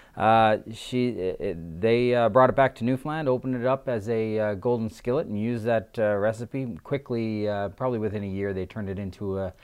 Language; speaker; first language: English; native; English